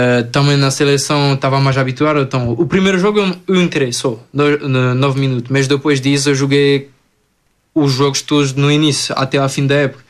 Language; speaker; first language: Portuguese; non-native, fluent; French